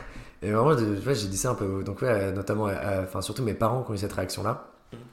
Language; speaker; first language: French; native; French